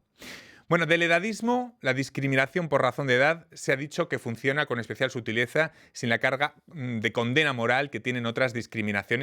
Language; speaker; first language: Spanish; native; Spanish